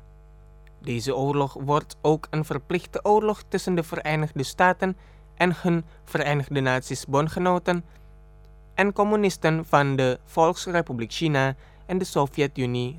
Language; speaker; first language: Dutch; non-native, fluent; Indonesian